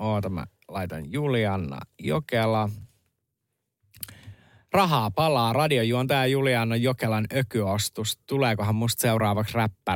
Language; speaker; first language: Finnish; native; Finnish